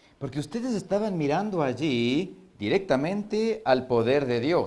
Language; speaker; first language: Spanish; native; Spanish